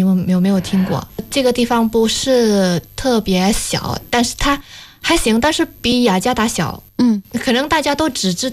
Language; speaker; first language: Chinese; non-native, fluent; Indonesian